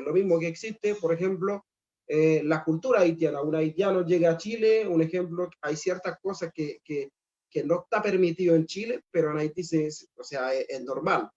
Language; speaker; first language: Spanish; non-native, fluent; Haitian Creole